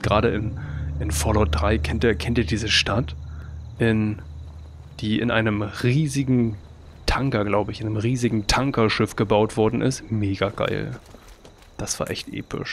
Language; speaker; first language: German; native; German